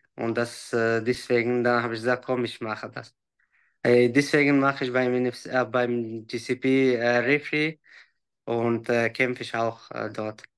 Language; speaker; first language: German; non-native, learner; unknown